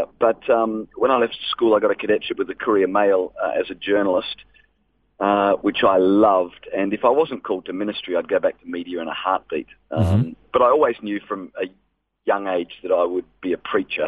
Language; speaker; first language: English; native; English